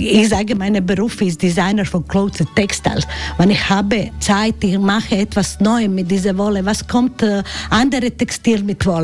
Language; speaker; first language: German; non-native, learner; Croatian